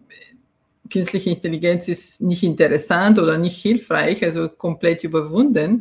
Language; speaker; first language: German; non-native, fluent; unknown